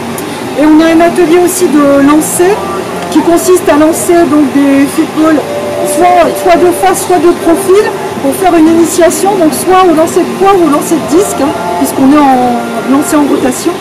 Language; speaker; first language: French; native; French